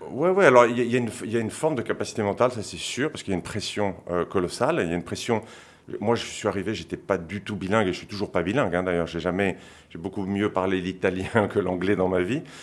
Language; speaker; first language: French; early bilingual, other home language; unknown